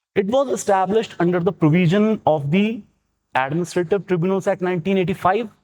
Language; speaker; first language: English; non-native, local second language; Punjabi